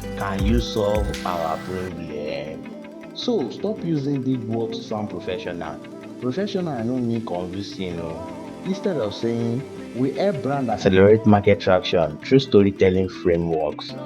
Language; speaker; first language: Nigerian Pidgin; native; Nigerian Pidgin